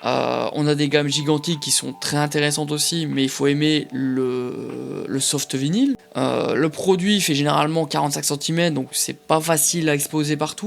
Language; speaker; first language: French; native; French